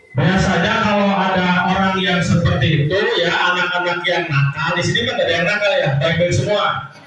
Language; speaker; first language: Indonesian; non-native, local second language; Sundanese